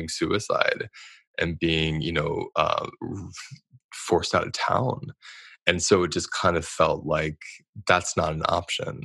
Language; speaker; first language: English; native; English